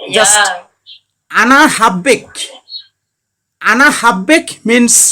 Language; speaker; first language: English; non-native, learner; Bangla